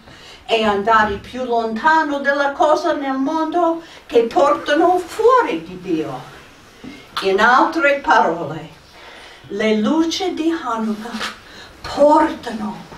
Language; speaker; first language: Italian; non-native, fluent; English